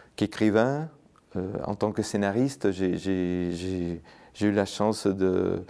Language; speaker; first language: French; non-native, fluent; Spanish